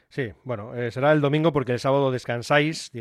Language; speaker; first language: Spanish; native; Spanish